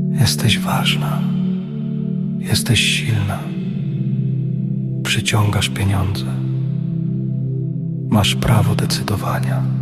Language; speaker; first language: Polish; native; Polish